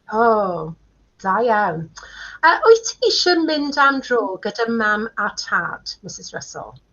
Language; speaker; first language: Welsh; non-native, learner; English